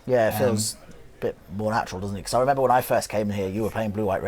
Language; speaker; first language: English; native; English